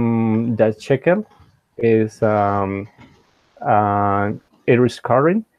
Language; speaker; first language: English; non-native, learner; Spanish